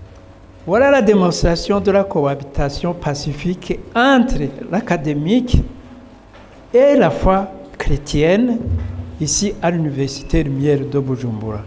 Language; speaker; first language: French; non-native, local second language; Rundi